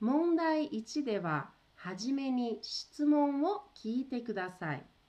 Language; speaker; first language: Japanese; early bilingual, heritage; Portuguese